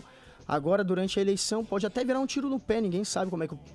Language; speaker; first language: Portuguese; native; Portuguese